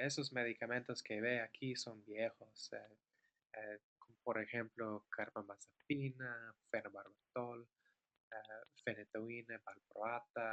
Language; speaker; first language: Spanish; non-native, fluent; English